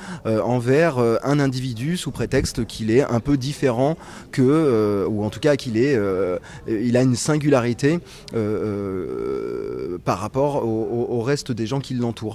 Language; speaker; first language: French; native; French